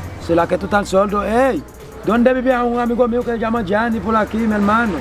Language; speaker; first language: Spanish; non-native, learner; Haitian Creole